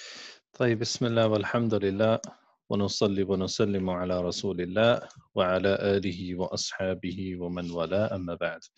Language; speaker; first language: Arabic; non-native, fluent; English